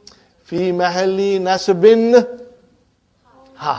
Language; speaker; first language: Arabic; non-native, fluent; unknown